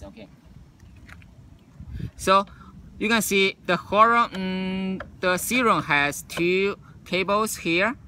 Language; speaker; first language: English; non-native, local second language; Chinese